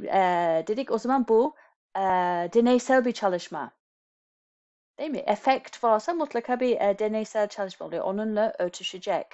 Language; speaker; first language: Turkish; non-native, fluent; English